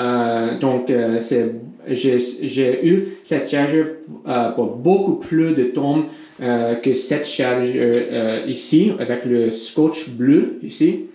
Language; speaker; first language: French; non-native, learner; English